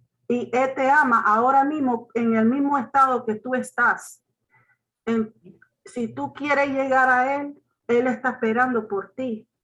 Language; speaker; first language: Spanish; non-native, learner; English